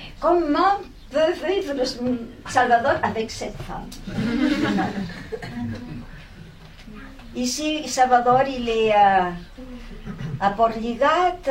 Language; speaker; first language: French; non-native, fluent; Spanish